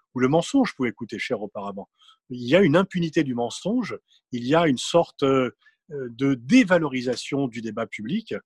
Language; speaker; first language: French; native; French